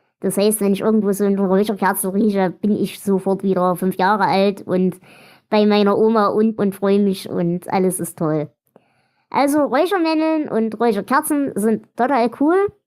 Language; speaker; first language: German; native; German